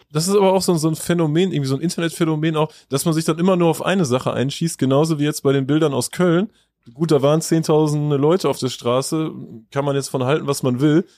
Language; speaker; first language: German; native; German